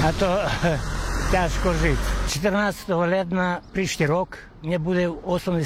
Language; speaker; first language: Czech; non-native, learner; Ukrainian